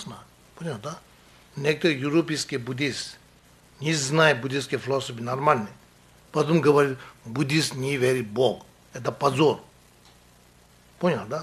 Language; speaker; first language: Russian; non-native, learner; Tibetan